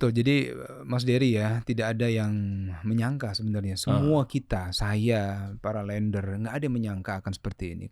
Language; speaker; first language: Indonesian; native; Indonesian